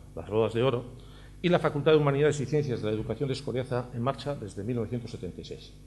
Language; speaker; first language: Spanish; native; Spanish